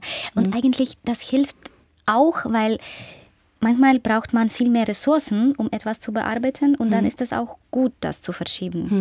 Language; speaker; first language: German; non-native, fluent; Ukrainian